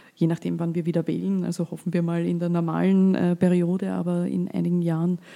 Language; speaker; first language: German; native; German